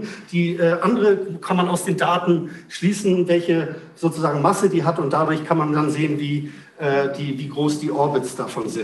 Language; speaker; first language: German; native; German